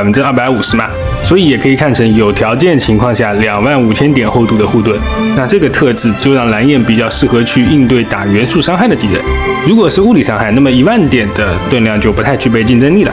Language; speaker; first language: Chinese; native; Chinese